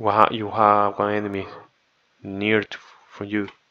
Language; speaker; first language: English; non-native, learner; Spanish